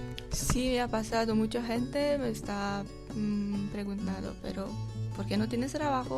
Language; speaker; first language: Spanish; non-native, fluent; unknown